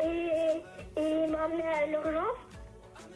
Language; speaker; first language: French; early bilingual, other home language; Turkish